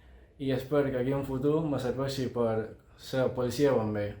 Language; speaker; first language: Catalan; early bilingual, other home language; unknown